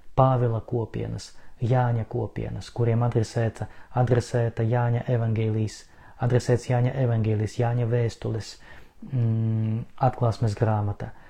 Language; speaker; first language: Latvian; non-native, local second language; Russian